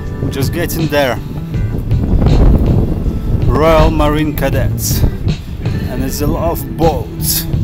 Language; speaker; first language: English; non-native, fluent; Ukrainian